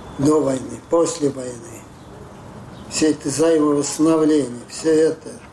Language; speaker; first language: Russian; native; Russian